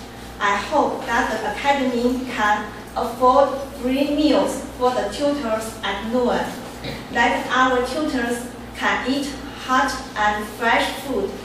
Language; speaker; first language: English; non-native, learner; Chinese